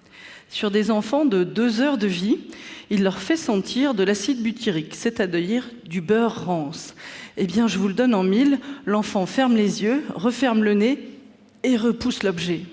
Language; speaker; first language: French; native; French